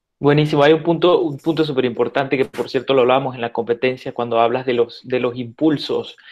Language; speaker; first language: Spanish; native; Spanish